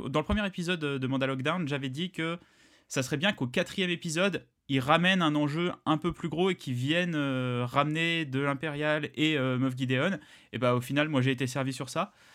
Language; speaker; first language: French; native; French